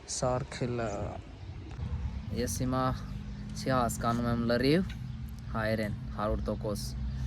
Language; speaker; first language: Armenian; non-native, learner; Hindi